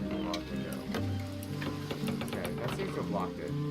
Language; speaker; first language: English; native; English